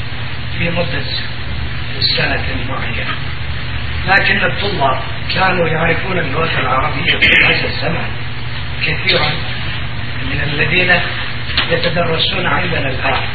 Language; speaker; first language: Arabic; non-native, fluent; Turkish